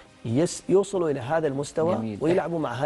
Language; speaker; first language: Arabic; native; Arabic